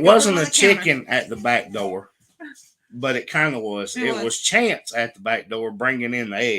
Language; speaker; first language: English; native; English